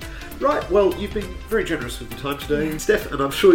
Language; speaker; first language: English; native; English